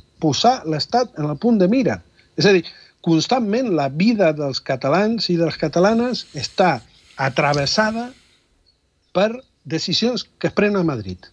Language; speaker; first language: Catalan; non-native, fluent; Spanish